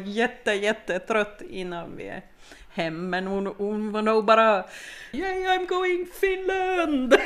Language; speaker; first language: Swedish; native; Swedish